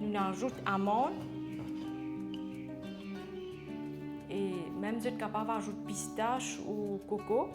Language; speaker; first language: French; non-native, local second language; Morisyen